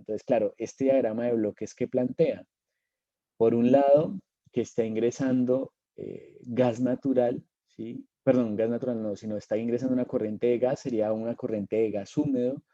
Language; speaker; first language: Spanish; native; Spanish